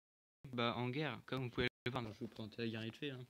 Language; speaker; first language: French; native; French